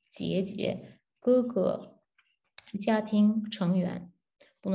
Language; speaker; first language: Chinese; non-native, learner; Turkish